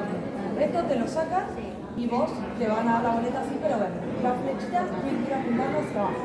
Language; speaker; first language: Spanish; native; Spanish